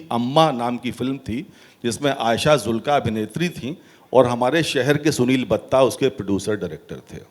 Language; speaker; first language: Hindi; native; Hindi